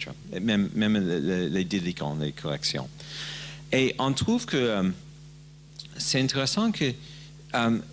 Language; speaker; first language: French; non-native, learner; English